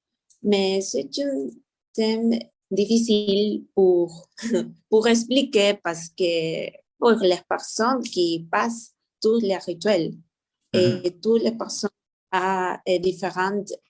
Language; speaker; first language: French; non-native, learner; Spanish